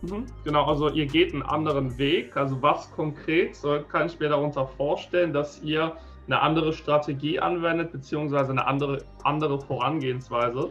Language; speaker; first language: German; native; German